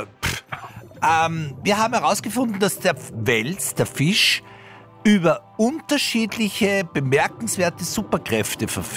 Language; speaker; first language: German; native; German